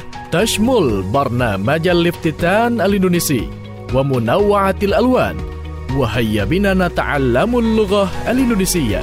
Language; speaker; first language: Arabic; non-native, fluent; Indonesian